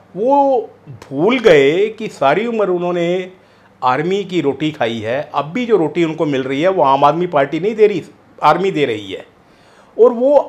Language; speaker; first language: Hindi; non-native, local second language; Punjabi